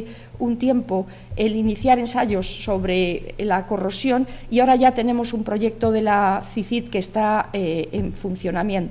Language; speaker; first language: Spanish; native; Spanish